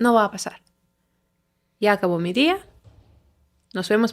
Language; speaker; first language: Spanish; non-native, fluent; Ukrainian